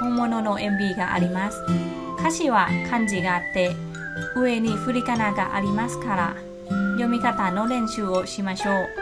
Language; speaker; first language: Japanese; non-native, fluent; Thai